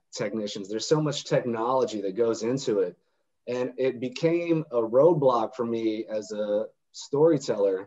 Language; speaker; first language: English; native; English